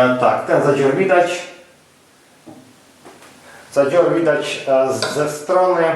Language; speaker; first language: Polish; non-native, fluent; Ukrainian